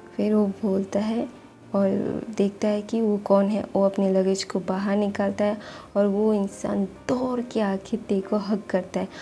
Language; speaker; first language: Hindi; non-native, local second language; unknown